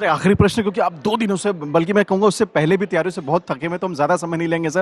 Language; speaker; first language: Hindi; native; Hindi